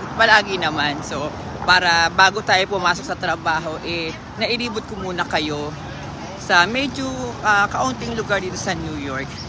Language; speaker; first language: Filipino; native; Filipino